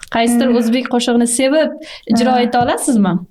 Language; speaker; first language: Uzbek; native; Uzbek